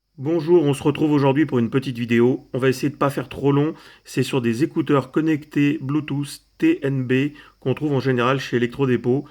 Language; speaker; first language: French; native; French